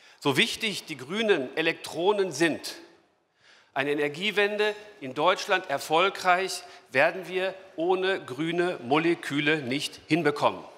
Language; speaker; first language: German; native; German